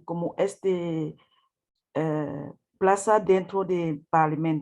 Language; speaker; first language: Spanish; non-native, learner; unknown